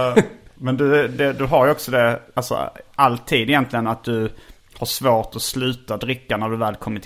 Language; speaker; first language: Swedish; native; Swedish